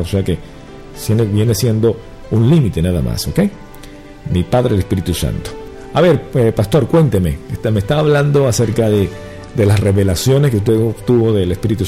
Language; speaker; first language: Spanish; native; Spanish